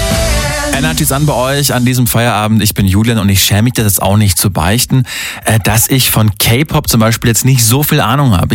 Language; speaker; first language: German; native; German